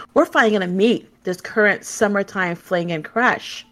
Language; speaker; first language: English; native; English